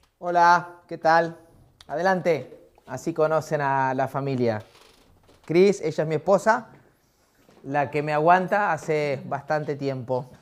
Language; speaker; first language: Spanish; native; Spanish